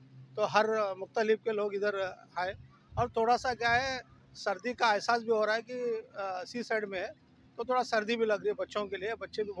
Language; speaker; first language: Hindi; native; Hindi